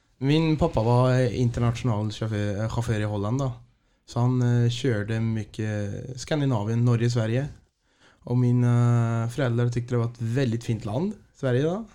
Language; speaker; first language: Swedish; early bilingual, other home language; Dutch